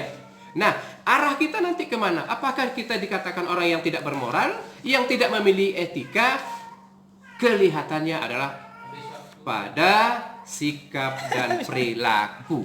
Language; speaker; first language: Indonesian; native; Indonesian